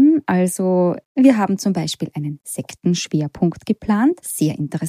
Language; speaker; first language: German; native; German